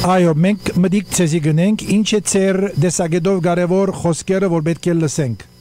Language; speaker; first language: Armenian; early bilingual, heritage; Armenian